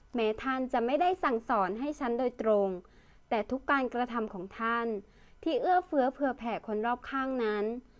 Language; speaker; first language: Thai; early bilingual, other home language; Lao